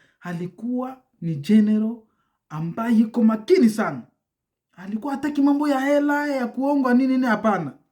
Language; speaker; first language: Swahili; native; Swahili